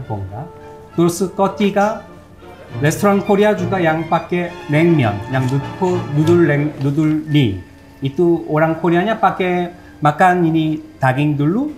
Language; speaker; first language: Indonesian; non-native, learner; Korean